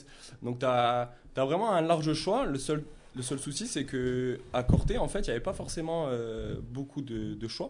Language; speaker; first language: French; native; French